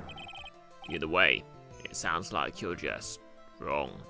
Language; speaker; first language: English; native; English